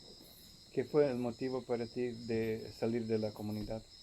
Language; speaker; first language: Spanish; non-native, fluent; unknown